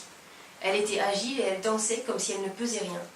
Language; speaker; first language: French; native; French